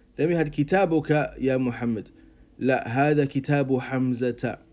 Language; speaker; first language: Arabic; non-native, fluent; English